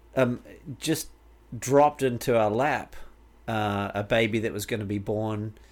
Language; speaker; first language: English; native; English